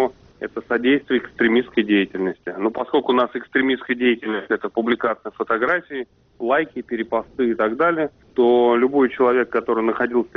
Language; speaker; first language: Russian; native; Russian